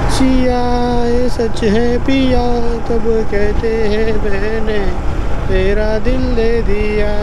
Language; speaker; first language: Hindi; non-native, local second language; Marathi